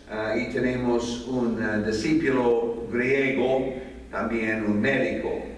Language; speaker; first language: Spanish; non-native, fluent; English